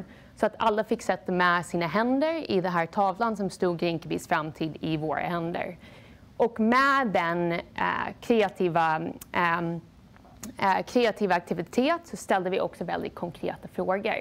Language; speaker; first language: Swedish; non-native, fluent; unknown